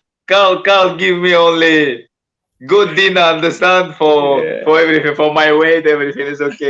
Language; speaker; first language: English; non-native, learner; Russian